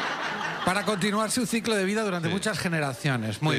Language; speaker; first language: Spanish; native; Spanish